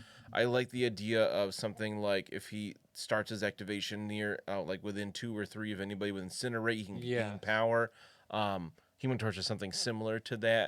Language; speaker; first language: English; native; English